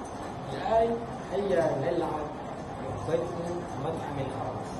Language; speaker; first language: Arabic; non-native, learner; Malay